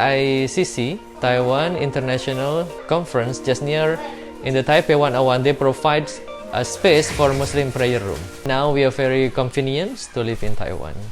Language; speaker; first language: English; non-native, learner; Indonesian